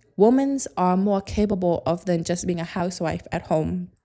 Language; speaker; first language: English; non-native, fluent; Khmer